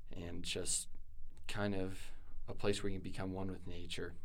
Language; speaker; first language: English; native; English